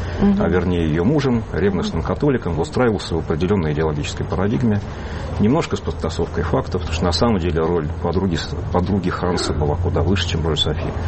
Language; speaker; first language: Russian; native; Russian